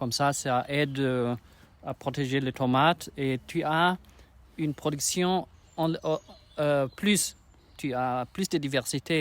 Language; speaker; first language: French; non-native, learner; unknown